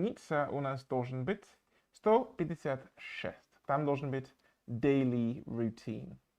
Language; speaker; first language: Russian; non-native, fluent; English